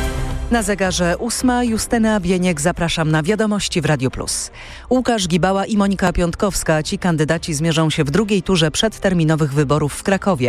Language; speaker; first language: Polish; native; Polish